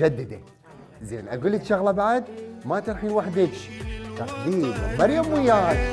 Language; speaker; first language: Arabic; native; Arabic